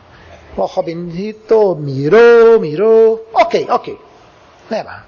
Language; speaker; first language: Spanish; non-native, learner; Portuguese